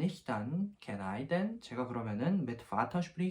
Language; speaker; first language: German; non-native, fluent; Korean